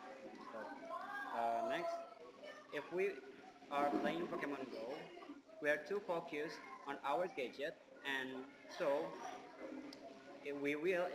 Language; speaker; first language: English; non-native, learner; Indonesian